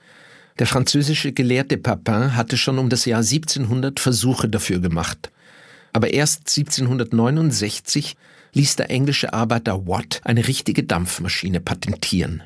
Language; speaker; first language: German; native; German